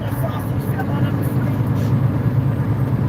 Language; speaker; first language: English; native; English